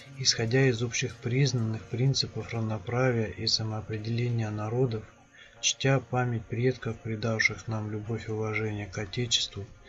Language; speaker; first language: Russian; native; Russian